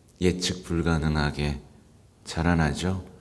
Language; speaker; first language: Korean; native; Korean